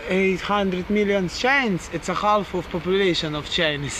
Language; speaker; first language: English; non-native, learner; Russian